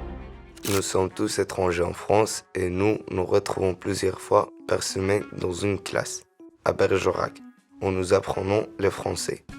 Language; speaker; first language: French; non-native, learner; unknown